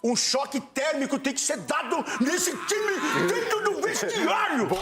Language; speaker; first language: Portuguese; native; Portuguese